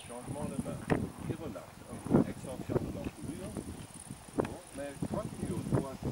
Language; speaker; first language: French; non-native, learner; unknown